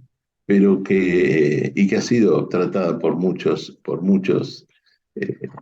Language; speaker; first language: Spanish; native; Spanish